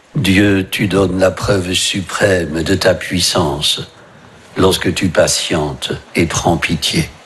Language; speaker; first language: French; native; French